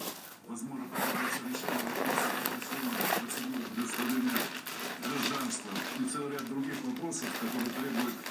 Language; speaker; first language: Russian; native; Russian